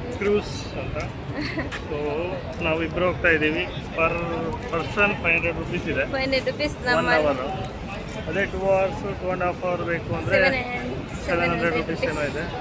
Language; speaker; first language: Kannada; native; Kannada